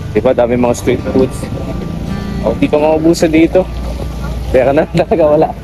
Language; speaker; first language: Filipino; non-native, local second language; Bikol